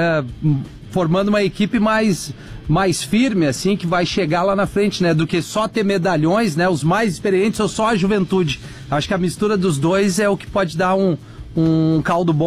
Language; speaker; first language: Portuguese; native; Portuguese